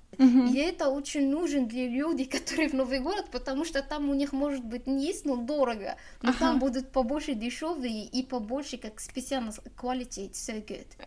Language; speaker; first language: Russian; non-native, learner; Arabic